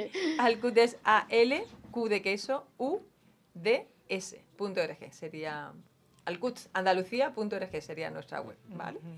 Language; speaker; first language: Spanish; native; Spanish